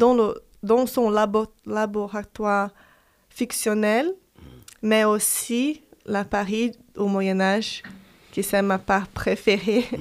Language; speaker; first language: French; non-native, fluent; Portuguese